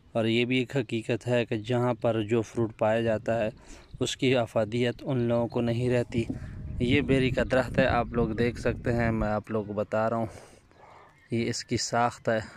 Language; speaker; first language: Urdu; non-native, local second language; Pashto